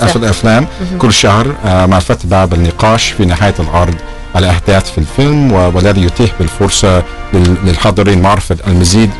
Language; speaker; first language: Arabic; non-native, fluent; English